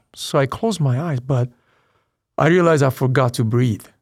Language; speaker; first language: English; non-native, fluent; Persian